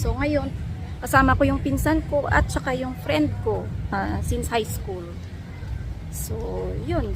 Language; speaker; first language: Filipino; non-native, local second language; Hiligaynon